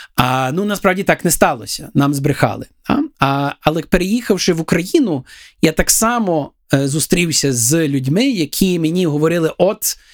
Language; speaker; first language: Ukrainian; early bilingual, heritage; Ukrainian